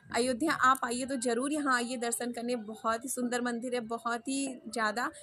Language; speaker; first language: Hindi; native; Hindi